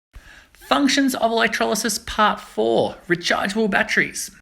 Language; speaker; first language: English; native; English